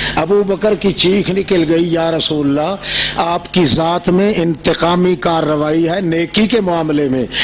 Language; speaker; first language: Urdu; non-native, local second language; Saraiki